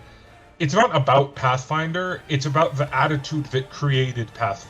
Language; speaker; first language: English; native; English